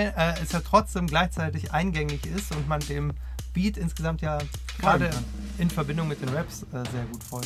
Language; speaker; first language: German; native; German